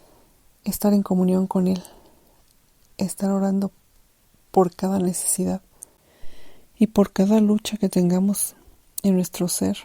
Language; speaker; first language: Spanish; native; Spanish